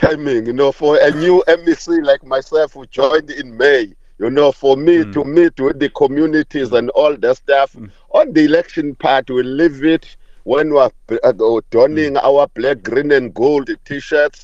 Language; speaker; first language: English; non-native, local second language; Zulu